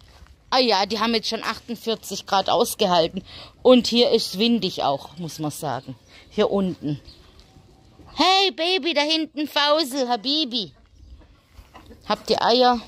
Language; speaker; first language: German; native; German